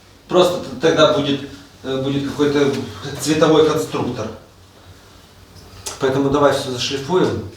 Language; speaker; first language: Russian; native; Russian